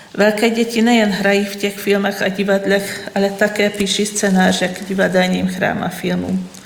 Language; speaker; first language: Czech; non-native, fluent; Hungarian